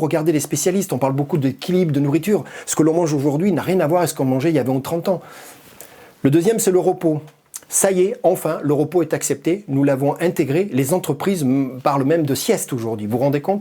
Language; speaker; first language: French; native; French